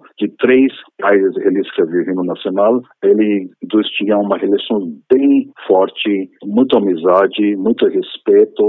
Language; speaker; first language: Portuguese; non-native, fluent; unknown